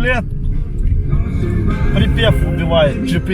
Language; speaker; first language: Russian; non-native, fluent; Turkmen